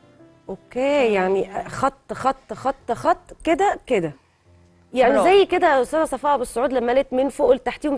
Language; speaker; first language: Arabic; native; Arabic